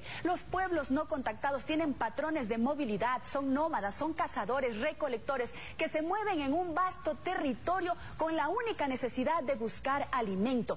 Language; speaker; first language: Spanish; native; Spanish